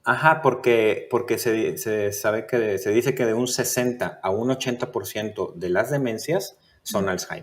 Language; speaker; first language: Spanish; native; Spanish